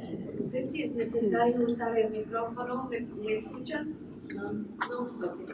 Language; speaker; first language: Spanish; non-native, fluent; English